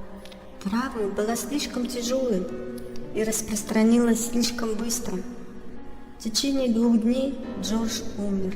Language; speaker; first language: Russian; native; Russian